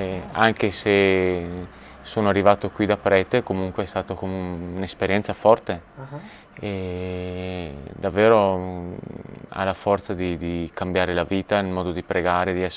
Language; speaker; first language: Italian; native; Italian